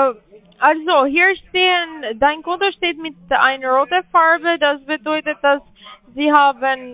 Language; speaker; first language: German; non-native, learner; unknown